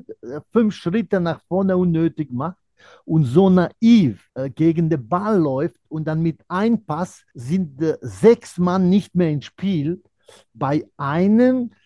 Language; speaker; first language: German; non-native, fluent; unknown